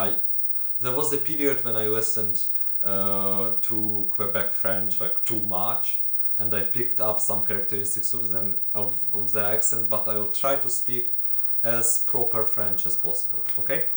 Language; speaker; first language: English; non-native, fluent; Ukrainian